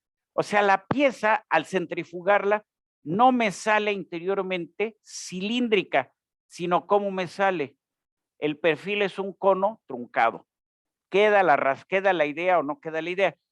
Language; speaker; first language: Spanish; native; Spanish